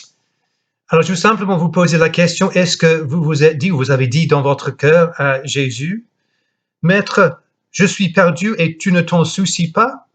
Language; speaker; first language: French; non-native, fluent; English